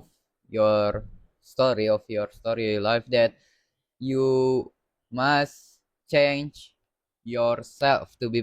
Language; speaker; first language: English; non-native, learner; Indonesian